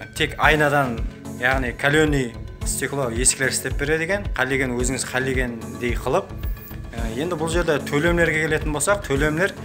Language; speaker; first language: Uzbek; non-native, local second language; Kara-Kalpak